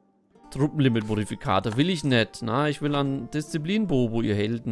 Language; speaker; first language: German; native; German